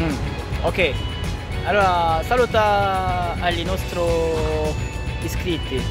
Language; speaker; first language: Italian; non-native, learner; Korean